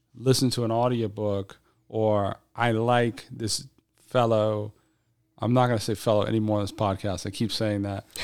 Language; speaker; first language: English; native; English